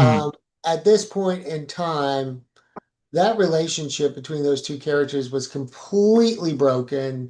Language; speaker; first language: English; native; English